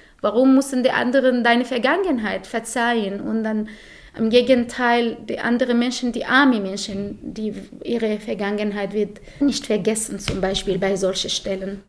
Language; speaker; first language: German; non-native, fluent; Arabic